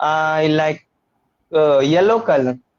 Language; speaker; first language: English; non-native, learner; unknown